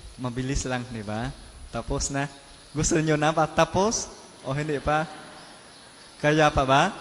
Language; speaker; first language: Filipino; non-native, learner; Vietnamese